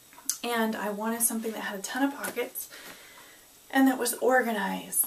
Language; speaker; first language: English; native; English